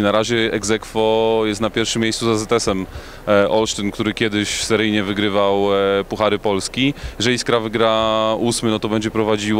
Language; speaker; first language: Polish; native; Polish